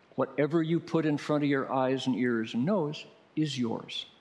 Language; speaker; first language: English; native; English